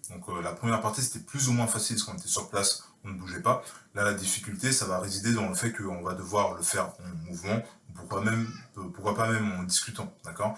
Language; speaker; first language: French; native; French